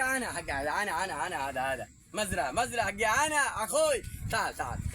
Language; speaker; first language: Arabic; non-native, learner; Bangla